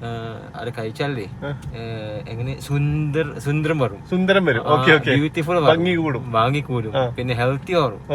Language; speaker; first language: Malayalam; non-native, learner; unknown